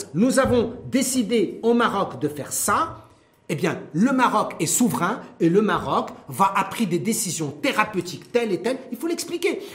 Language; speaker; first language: French; non-native, local second language; Arabic